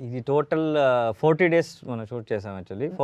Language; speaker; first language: Telugu; non-native, learner; Kannada